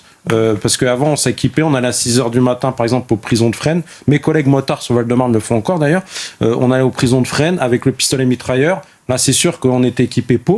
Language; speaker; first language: French; native; French